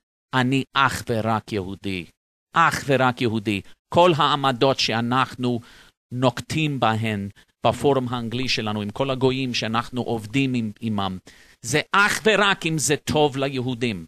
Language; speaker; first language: Hebrew; non-native, fluent; English